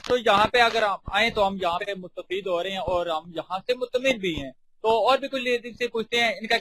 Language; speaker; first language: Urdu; non-native, local second language; Punjabi